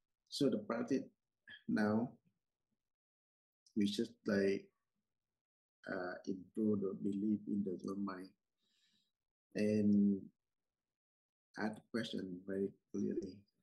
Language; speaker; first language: English; non-native, learner; Vietnamese